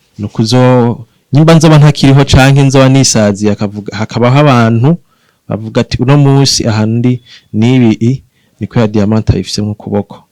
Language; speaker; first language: Rundi; native; Rundi